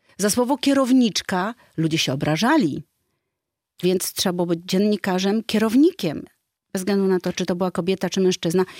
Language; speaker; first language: Polish; native; Polish